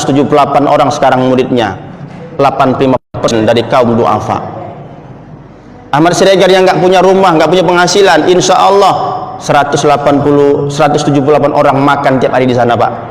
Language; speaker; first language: Indonesian; native; Indonesian